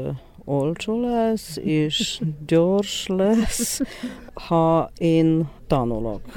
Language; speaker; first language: Hungarian; non-native, learner; Polish